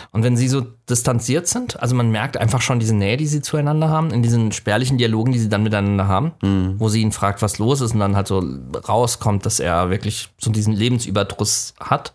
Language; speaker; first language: German; native; German